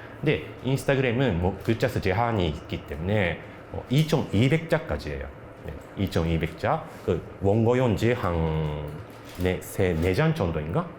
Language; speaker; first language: Korean; non-native, fluent; Japanese